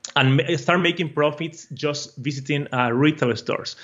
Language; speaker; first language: English; non-native, fluent; Portuguese